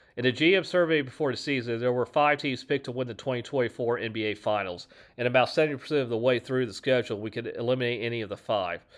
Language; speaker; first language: English; native; English